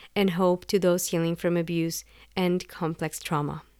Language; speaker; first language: English; non-native, fluent; Spanish